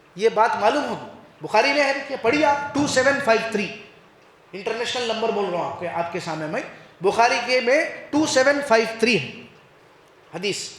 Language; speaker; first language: Urdu; native; Urdu